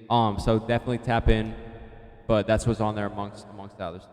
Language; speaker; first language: English; native; English